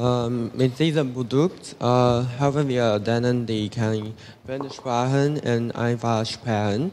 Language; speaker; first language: German; non-native, learner; Chinese